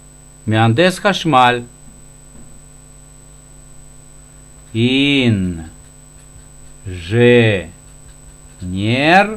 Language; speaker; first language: Hebrew; non-native, fluent; Russian